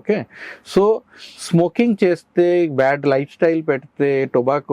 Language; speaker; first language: Telugu; non-native, learner; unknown